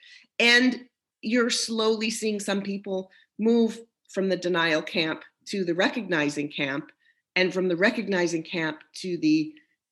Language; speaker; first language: English; native; English